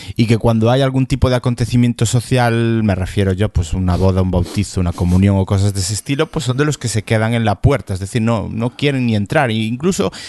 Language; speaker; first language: Spanish; native; Spanish